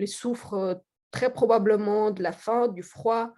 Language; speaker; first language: French; non-native, fluent; Russian